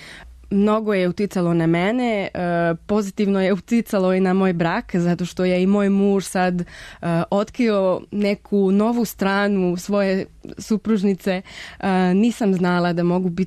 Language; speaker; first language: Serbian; non-native, fluent; Spanish